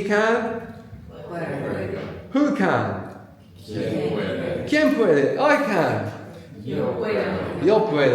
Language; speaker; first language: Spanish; non-native, fluent; English